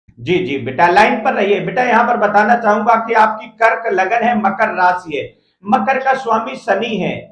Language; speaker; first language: Hindi; native; Hindi